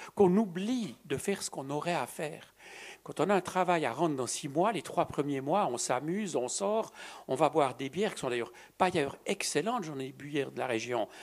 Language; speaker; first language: French; native; French